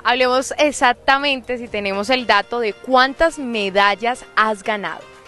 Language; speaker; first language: Spanish; native; Spanish